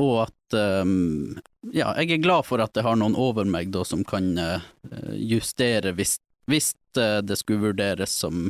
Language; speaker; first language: Norwegian; native; Norwegian